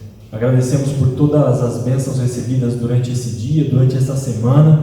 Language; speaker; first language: Portuguese; native; Portuguese